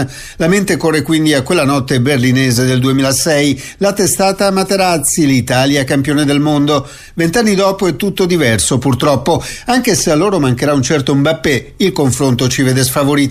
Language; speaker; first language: Italian; native; Italian